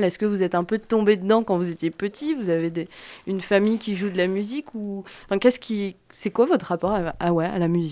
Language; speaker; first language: French; native; French